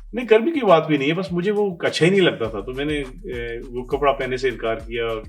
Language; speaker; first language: Urdu; non-native, local second language; Pahari-Potwari